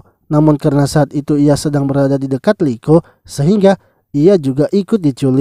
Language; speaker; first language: Indonesian; native; Indonesian